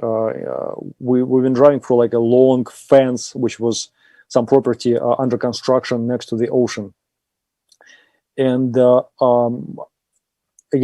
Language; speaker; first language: English; non-native, fluent; German